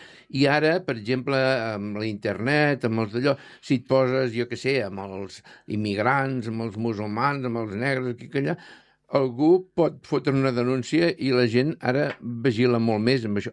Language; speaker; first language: Catalan; native; Catalan